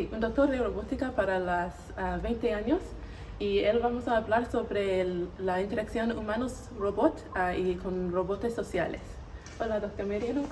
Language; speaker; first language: Spanish; non-native, learner; English